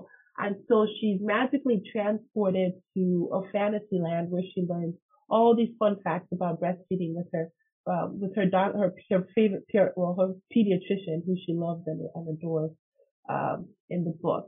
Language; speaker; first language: English; non-native, local second language; Igbo